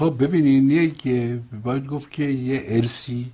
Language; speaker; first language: Persian; native; Persian